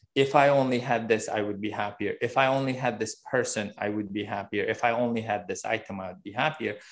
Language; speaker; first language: English; non-native, fluent; Uzbek